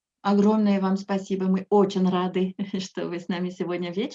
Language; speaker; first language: Russian; non-native, fluent; French